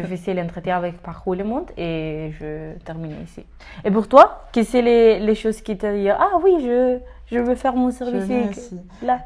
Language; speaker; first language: French; non-native, learner; Spanish